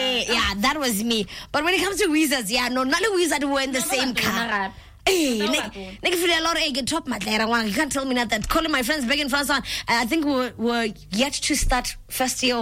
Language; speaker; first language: English; non-native, local second language; Tswana